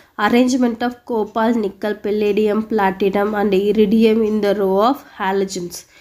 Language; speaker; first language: English; non-native, local second language; Tamil